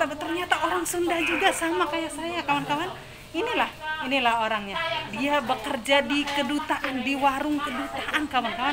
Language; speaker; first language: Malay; non-native, local second language; Sundanese